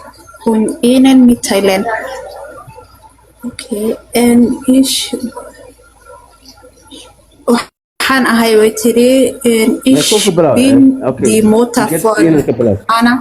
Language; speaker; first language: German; non-native, learner; Somali